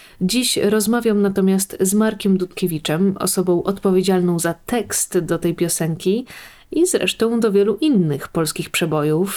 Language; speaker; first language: Polish; native; Polish